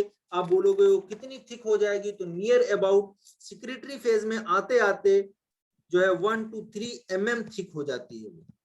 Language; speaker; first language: Hindi; native; Hindi